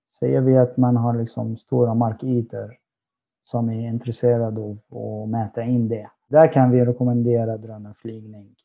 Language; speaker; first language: Swedish; non-native, fluent; Arabic